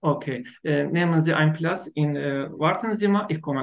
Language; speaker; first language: German; non-native, learner; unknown